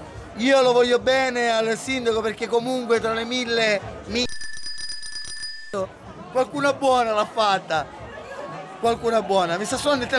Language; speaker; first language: Italian; native; Italian